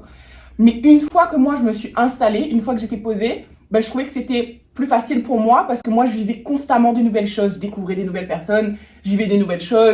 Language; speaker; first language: French; native; French